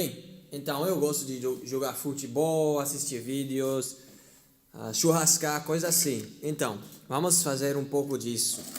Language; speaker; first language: Portuguese; non-native, fluent; English